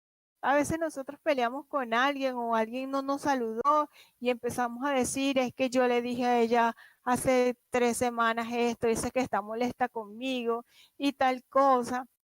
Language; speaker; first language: Spanish; native; Spanish